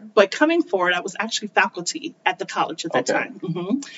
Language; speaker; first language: English; native; English